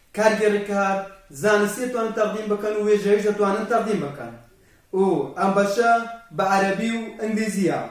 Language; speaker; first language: Central Kurdish; non-native, local second language; Kurdish